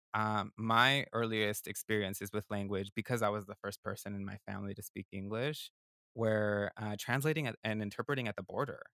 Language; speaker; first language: English; early bilingual, other home language; Spanish